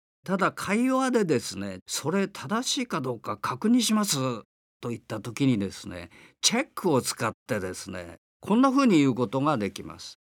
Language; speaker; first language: Japanese; native; Japanese